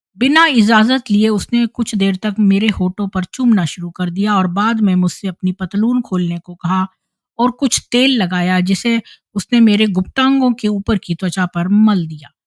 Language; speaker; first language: Hindi; native; Hindi